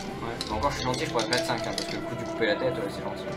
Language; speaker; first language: French; native; French